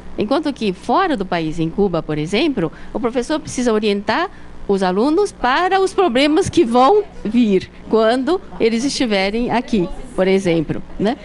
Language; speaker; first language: Portuguese; native; Portuguese